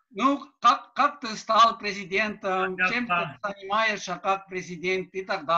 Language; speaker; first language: Russian; non-native, learner; Estonian